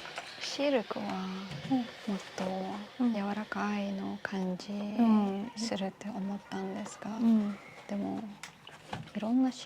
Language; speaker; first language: Japanese; non-native, fluent; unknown